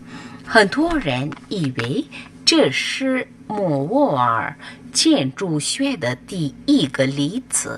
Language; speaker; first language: Chinese; non-native, learner; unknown